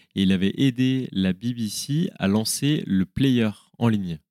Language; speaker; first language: French; native; French